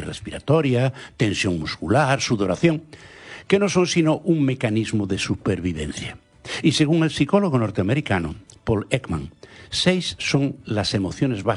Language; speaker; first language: Spanish; non-native, local second language; Galician